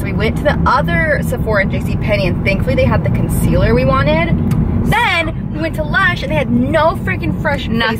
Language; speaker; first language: English; native; English